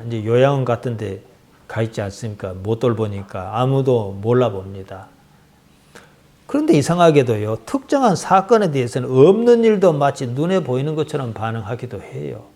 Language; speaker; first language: Korean; native; Korean